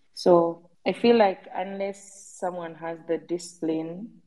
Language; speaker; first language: English; non-native, local second language; Ganda